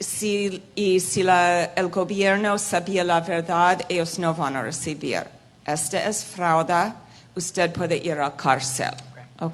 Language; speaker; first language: Spanish; non-native, fluent; English